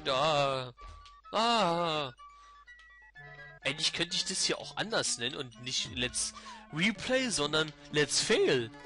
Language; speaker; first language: German; native; German